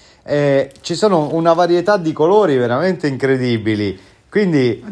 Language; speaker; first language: Italian; native; Italian